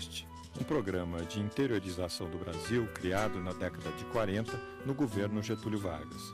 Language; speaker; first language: Portuguese; native; Portuguese